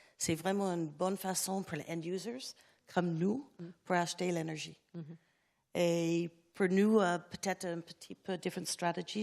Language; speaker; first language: French; non-native, learner; English